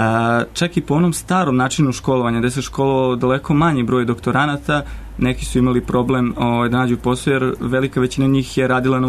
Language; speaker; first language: Serbian; native; Serbian